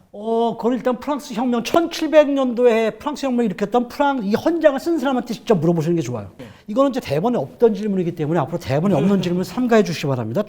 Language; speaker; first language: Korean; native; Korean